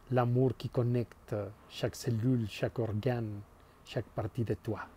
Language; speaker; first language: French; non-native, fluent; Spanish